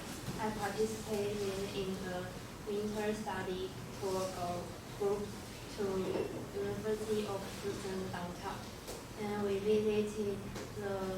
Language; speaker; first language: English; non-native, fluent; Chinese